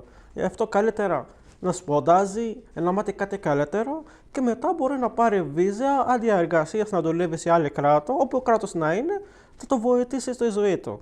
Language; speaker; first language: Greek; non-native, learner; Arabic